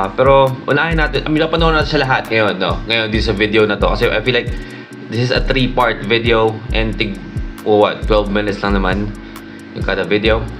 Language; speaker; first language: Filipino; native; Filipino